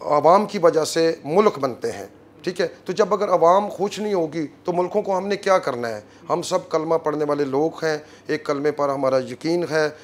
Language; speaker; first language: Urdu; non-native, local second language; Punjabi